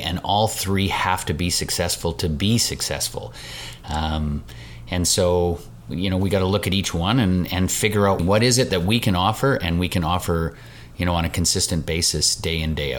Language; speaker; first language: English; native; English